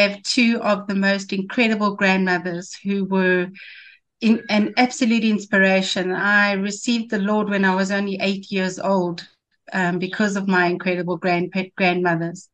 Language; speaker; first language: English; native; English